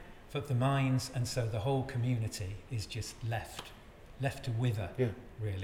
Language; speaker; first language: English; native; English